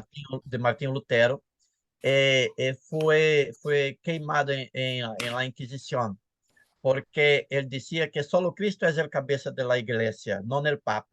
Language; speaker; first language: Spanish; non-native, fluent; Portuguese